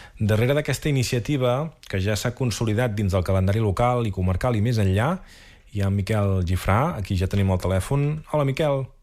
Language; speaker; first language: Catalan; native; Catalan